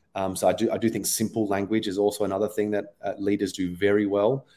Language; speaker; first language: English; native; English